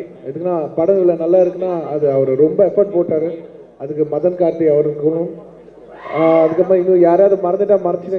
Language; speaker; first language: Tamil; non-native, local second language; Telugu